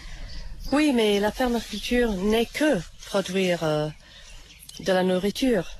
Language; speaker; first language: French; non-native, fluent; English